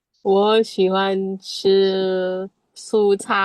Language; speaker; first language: Chinese; non-native, learner; Indonesian